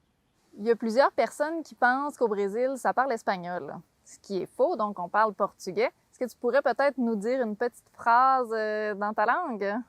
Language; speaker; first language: French; native; French